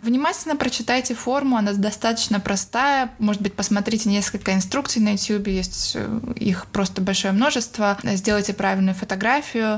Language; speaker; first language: Russian; native; Russian